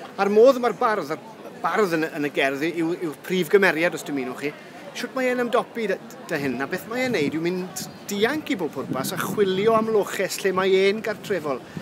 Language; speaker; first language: Welsh; native; Welsh